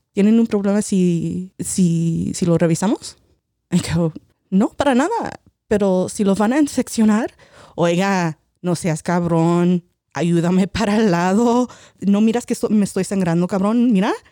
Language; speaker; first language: Spanish; early bilingual, heritage; Spanish